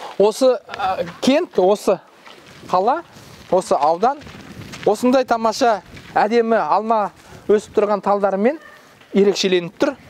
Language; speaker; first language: Kazakh; native; Kazakh